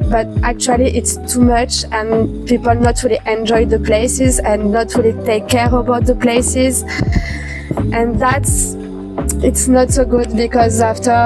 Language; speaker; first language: English; non-native, fluent; French